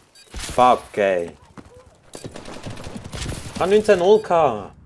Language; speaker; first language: German; native; German